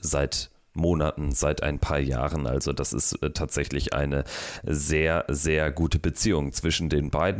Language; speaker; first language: German; native; German